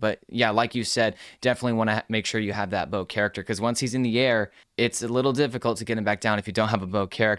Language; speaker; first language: English; native; English